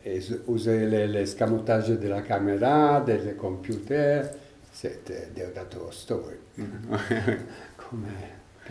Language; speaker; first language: French; non-native, learner; Italian